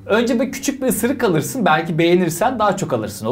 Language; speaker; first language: Turkish; native; Turkish